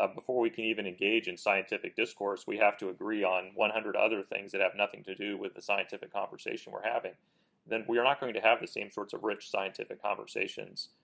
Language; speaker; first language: English; native; English